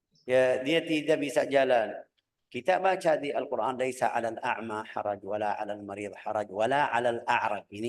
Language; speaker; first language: Indonesian; non-native, fluent; Arabic